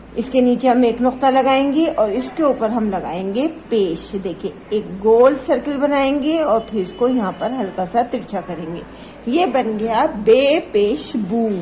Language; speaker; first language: Hindi; native; Hindi